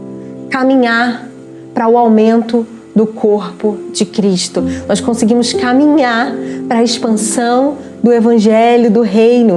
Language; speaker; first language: Portuguese; native; Portuguese